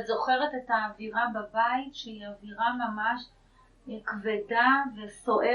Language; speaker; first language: Hebrew; native; Hebrew